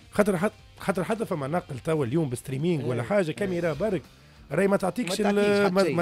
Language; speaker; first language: Arabic; native; Arabic